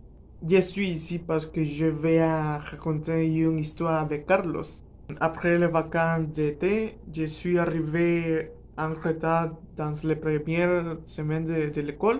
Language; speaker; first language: French; non-native, learner; Spanish